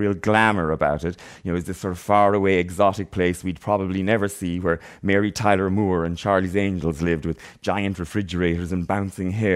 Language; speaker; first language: English; native; English